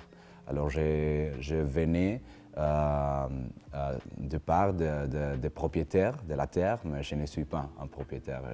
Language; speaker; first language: French; non-native, learner; Spanish